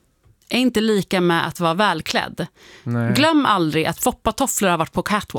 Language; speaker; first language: Swedish; native; Swedish